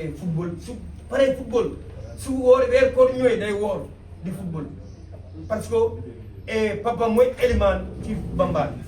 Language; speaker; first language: Wolof; non-native, local second language; Mandingo